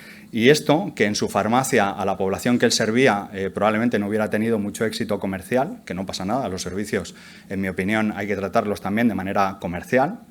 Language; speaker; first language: Spanish; native; Spanish